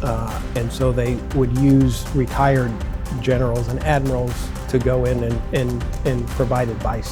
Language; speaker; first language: English; native; English